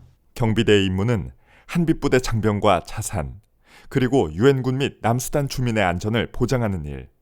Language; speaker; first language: Korean; native; Korean